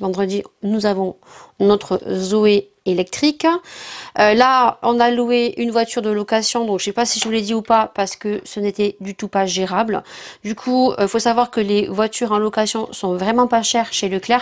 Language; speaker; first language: French; native; French